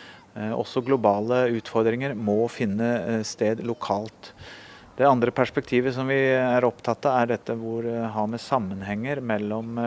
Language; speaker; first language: Norwegian; native; Norwegian